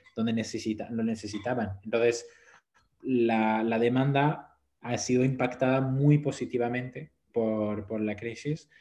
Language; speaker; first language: Spanish; non-native, fluent; French